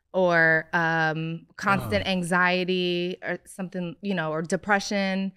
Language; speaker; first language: English; native; English